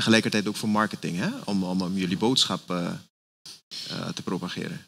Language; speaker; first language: Dutch; native; Dutch